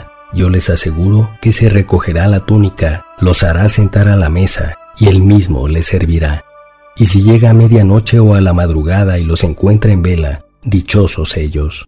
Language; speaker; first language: Spanish; native; Spanish